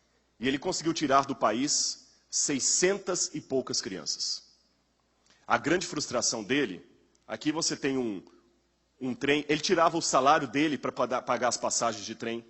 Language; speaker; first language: Portuguese; native; Portuguese